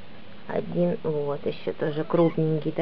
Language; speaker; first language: Russian; native; Russian